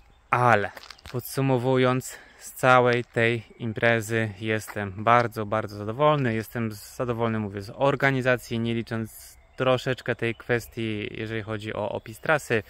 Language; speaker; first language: Polish; native; Polish